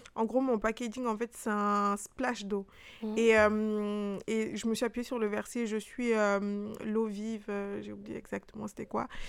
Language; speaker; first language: French; early bilingual, other home language; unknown